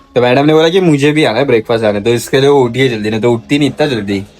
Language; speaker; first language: Hindi; non-native, local second language; Marathi